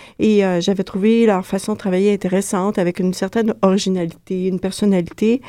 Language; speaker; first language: French; native; French